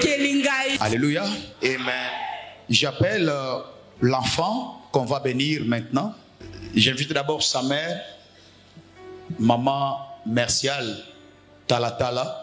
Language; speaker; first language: French; non-native, local second language; Lingala